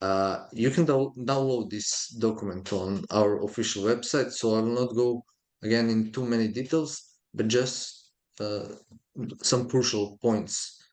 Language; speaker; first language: English; non-native, fluent; Croatian